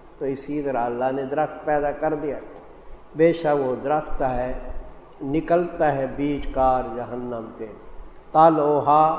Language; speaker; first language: Urdu; native; Urdu